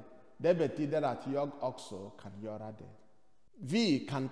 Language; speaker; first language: Swedish; non-native, fluent; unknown